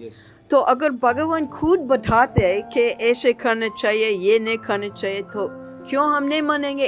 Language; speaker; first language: Hindi; non-native, fluent; English